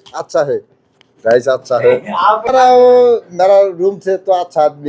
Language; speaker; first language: Hindi; non-native, learner; Bangla